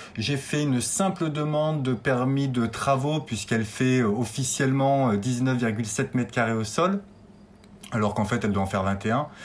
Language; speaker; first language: French; native; French